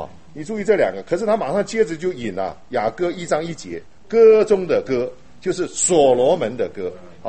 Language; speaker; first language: Chinese; native; Chinese